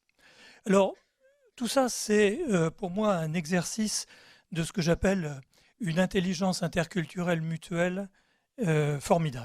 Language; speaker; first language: French; native; French